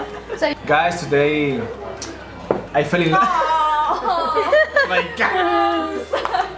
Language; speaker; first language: English; non-native, learner; Spanish